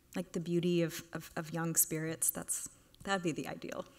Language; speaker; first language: English; native; English